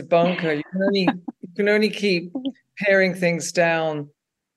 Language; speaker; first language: English; native; English